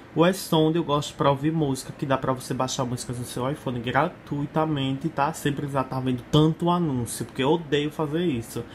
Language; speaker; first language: Portuguese; native; Portuguese